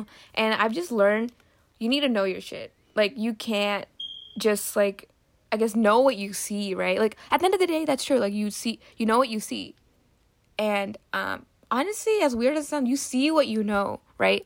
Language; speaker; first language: English; native; English